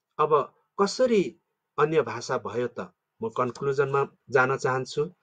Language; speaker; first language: Nepali; non-native, local second language; Limbu